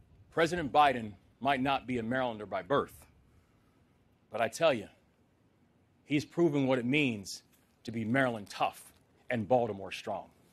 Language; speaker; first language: English; native; English